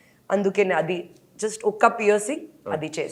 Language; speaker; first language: Telugu; non-native, local second language; Hindi